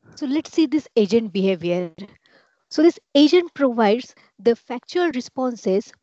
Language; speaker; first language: English; non-native, local second language; Marathi